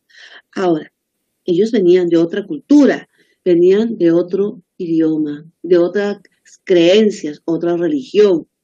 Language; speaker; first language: Spanish; native; Spanish